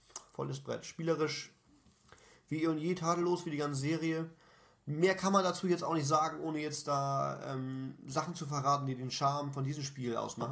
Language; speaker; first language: German; native; German